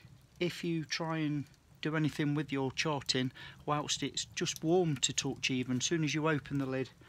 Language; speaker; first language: English; native; English